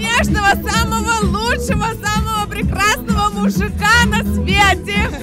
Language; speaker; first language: Russian; non-native, fluent; Lithuanian